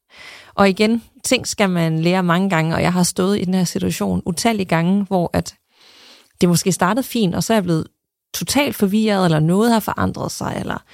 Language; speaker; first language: Danish; native; Danish